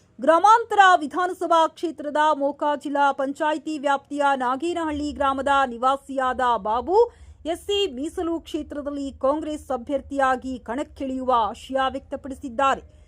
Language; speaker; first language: Kannada; native; Kannada